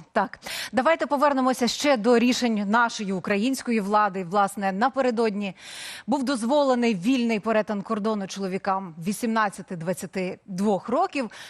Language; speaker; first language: Ukrainian; native; Ukrainian